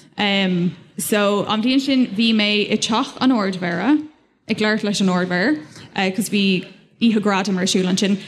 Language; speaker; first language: Irish; non-native, local second language; English